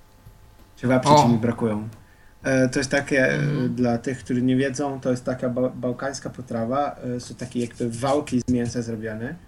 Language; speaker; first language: Polish; non-native, fluent; Slovenian